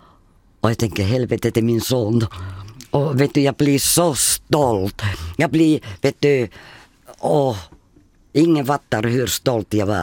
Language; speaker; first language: Swedish; non-native, fluent; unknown